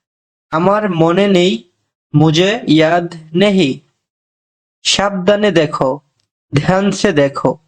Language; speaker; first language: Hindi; non-native, fluent; Bangla